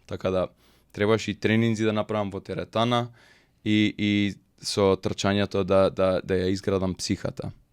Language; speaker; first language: Macedonian; early bilingual, heritage; Macedonian